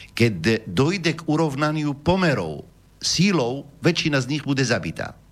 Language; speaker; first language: Slovak; non-native, fluent; Arabic